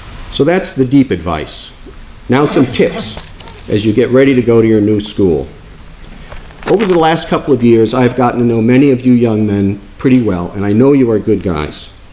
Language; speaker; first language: English; native; English